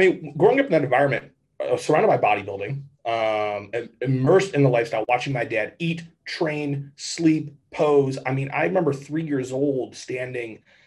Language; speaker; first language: English; native; English